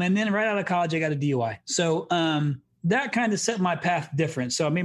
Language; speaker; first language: English; native; English